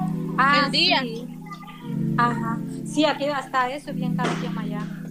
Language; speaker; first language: Spanish; native; Spanish